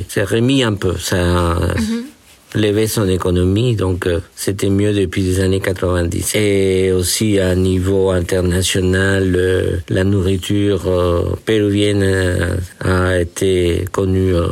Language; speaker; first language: French; non-native, fluent; Spanish